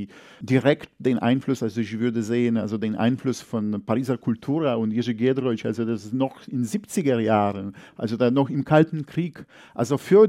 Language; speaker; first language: German; non-native, fluent; Polish